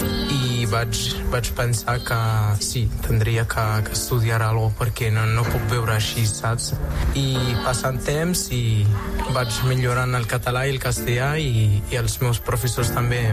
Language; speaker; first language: Catalan; non-native, learner; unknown